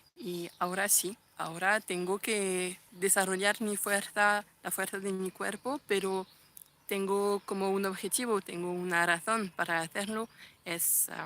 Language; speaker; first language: Spanish; non-native, fluent; French